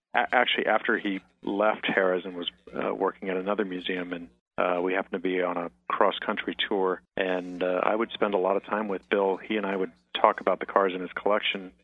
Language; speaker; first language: English; native; English